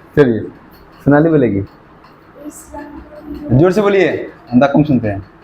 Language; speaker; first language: Hindi; native; Hindi